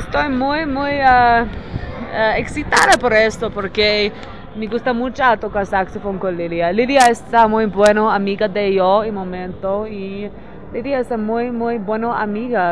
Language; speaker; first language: Spanish; non-native, learner; English